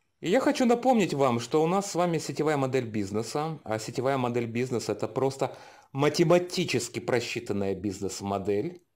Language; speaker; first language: Russian; native; Russian